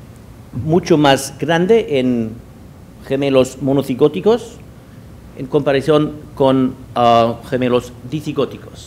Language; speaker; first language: Spanish; non-native, fluent; German